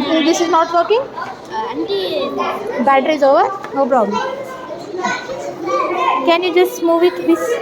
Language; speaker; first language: English; non-native, local second language; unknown